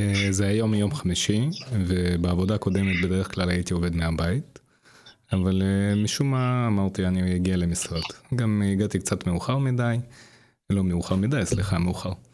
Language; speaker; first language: Hebrew; non-native, fluent; Russian